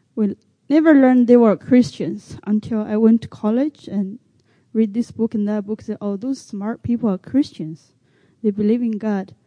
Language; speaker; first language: English; non-native, learner; Chinese